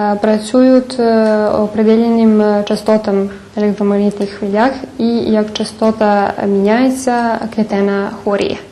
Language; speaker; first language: Ukrainian; early bilingual, heritage; Ukrainian